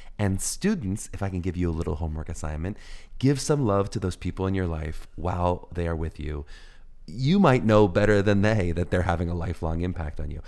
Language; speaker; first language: English; native; English